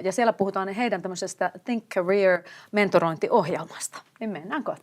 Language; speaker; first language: Finnish; native; Finnish